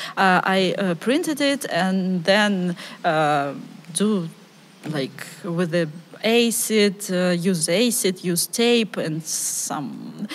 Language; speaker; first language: English; non-native, learner; Ukrainian